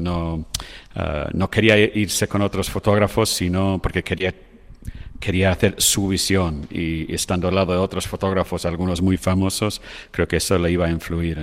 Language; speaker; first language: Spanish; non-native, fluent; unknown